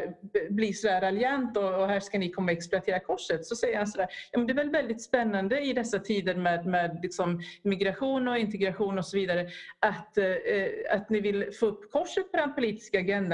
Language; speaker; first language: Swedish; native; Swedish